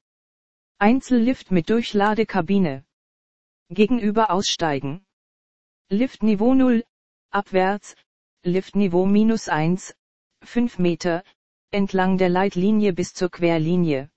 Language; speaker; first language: German; native; German